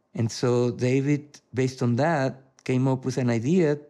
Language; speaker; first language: English; non-native, fluent; Spanish